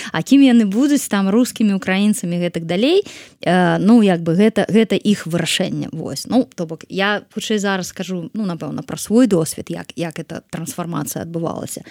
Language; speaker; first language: Belarusian; non-native, local second language; Russian